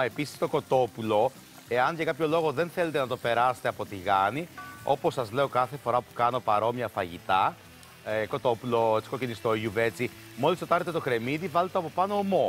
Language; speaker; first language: Greek; native; Greek